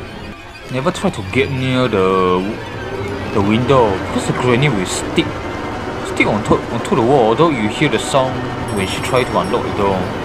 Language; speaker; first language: English; non-native, fluent; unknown